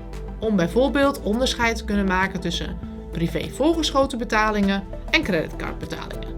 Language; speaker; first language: Dutch; native; Dutch